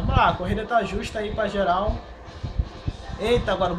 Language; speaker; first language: Portuguese; native; Portuguese